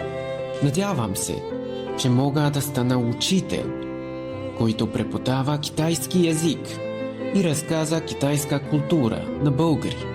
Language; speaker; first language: Bulgarian; non-native, learner; Chinese